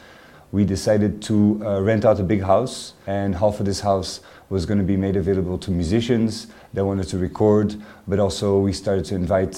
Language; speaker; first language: English; non-native, fluent; French